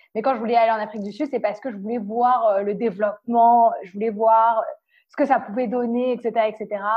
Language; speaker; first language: French; native; French